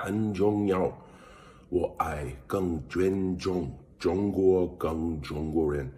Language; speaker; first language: Chinese; non-native, learner; English